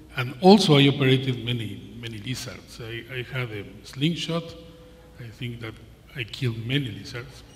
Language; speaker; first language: English; non-native, learner; Spanish